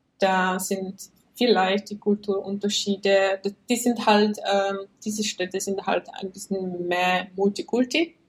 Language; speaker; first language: German; non-native, fluent; Czech